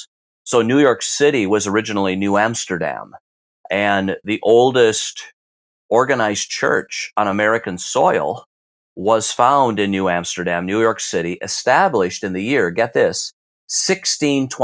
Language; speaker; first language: English; native; English